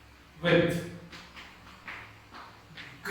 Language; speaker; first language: English; non-native, local second language; Hindi